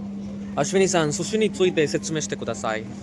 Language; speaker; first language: Japanese; non-native, learner; Marathi